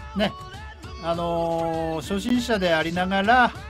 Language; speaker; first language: Japanese; native; Japanese